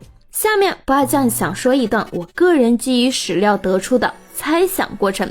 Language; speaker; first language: Chinese; native; Chinese